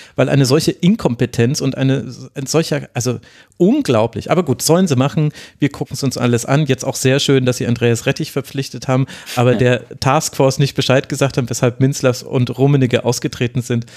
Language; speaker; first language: German; native; German